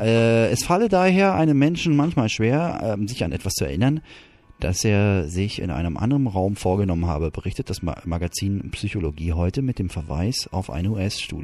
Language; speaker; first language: German; native; German